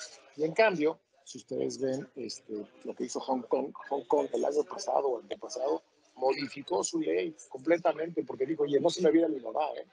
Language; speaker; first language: Spanish; native; Spanish